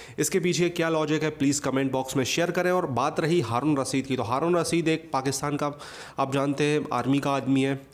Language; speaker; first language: Hindi; native; Hindi